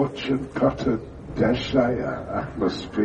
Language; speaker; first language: Russian; non-native, learner; English